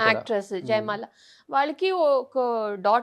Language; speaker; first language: Telugu; non-native, fluent; Tamil